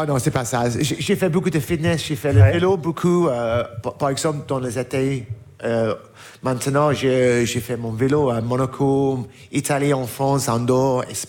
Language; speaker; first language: French; non-native, learner; English